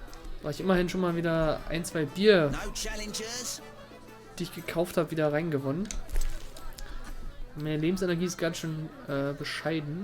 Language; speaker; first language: German; native; German